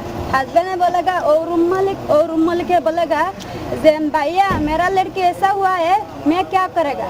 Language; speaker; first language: Hindi; non-native, local second language; Bangla